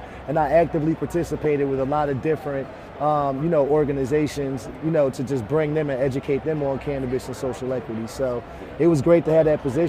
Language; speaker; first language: English; native; English